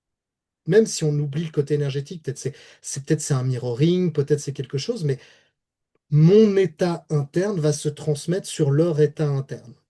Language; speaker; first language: French; native; French